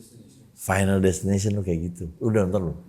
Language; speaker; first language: Indonesian; native; Indonesian